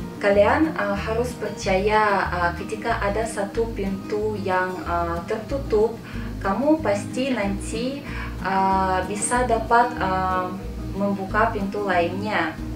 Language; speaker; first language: Indonesian; non-native, fluent; Russian